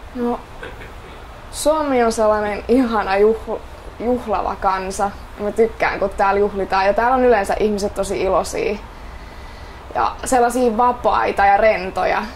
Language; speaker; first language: Finnish; early bilingual, other home language; Estonian